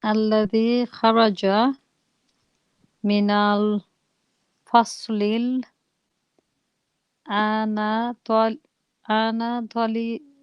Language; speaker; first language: Arabic; non-native, learner; English